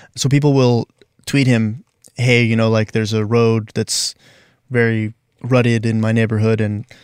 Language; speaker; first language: English; native; English